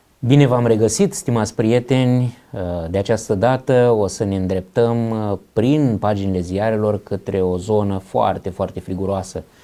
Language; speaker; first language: Romanian; native; Romanian